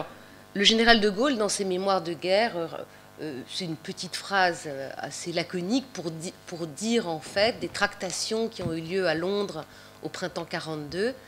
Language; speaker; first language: French; native; French